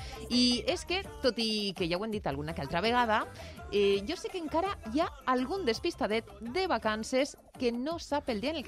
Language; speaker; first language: Catalan; native; Catalan